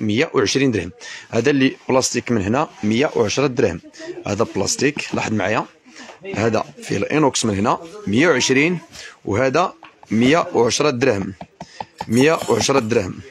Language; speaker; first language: Arabic; native; Arabic